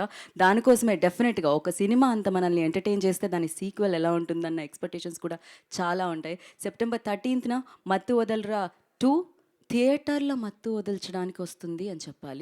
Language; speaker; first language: Telugu; native; Telugu